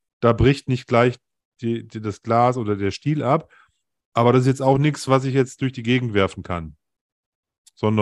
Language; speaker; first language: German; native; German